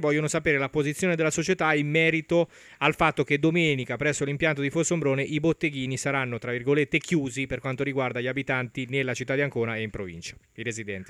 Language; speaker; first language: Italian; native; Italian